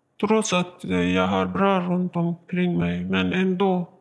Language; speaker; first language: Swedish; non-native, learner; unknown